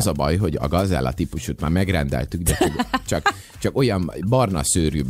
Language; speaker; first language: Hungarian; native; Hungarian